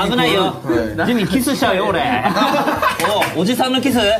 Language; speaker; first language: Japanese; native; Japanese